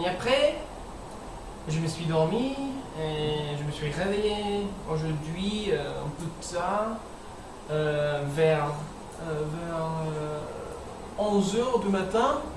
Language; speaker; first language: French; non-native, learner; English